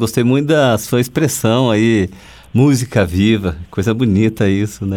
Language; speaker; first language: Portuguese; native; Portuguese